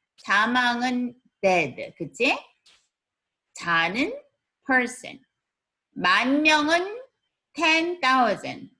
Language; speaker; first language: Korean; native; Korean